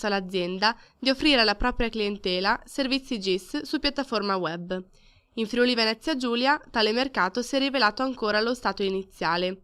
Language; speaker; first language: Italian; native; Italian